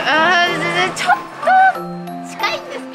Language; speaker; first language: Japanese; non-native, learner; Chinese